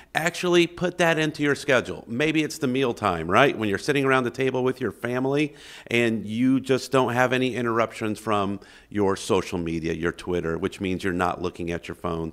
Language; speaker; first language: English; native; English